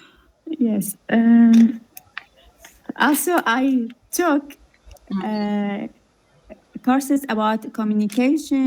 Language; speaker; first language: English; non-native, learner; Arabic